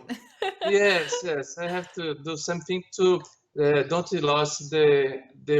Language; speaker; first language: English; non-native, learner; Portuguese